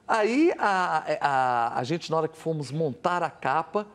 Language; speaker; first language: Portuguese; native; Portuguese